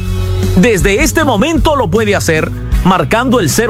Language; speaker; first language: Spanish; native; Spanish